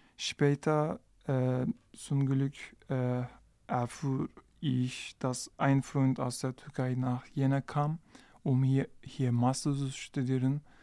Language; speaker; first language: German; non-native, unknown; Turkish